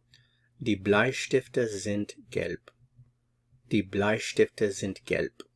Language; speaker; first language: German; non-native, fluent; English